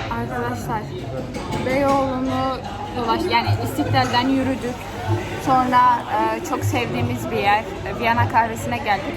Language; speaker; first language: Turkish; early bilingual, heritage; Turkish